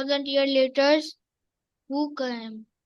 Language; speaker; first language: English; non-native, local second language; Urdu